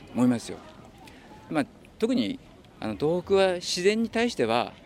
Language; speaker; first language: Japanese; native; Japanese